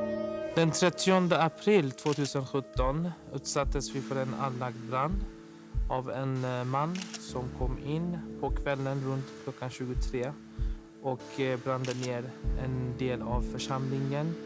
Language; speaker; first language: Swedish; non-native, fluent; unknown